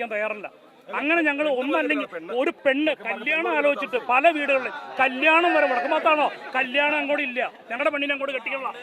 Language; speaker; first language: Malayalam; native; Malayalam